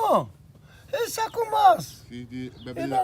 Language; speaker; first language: French; non-native, learner; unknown